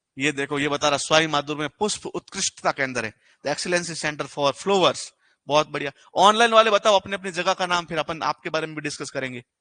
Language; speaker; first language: Hindi; native; Hindi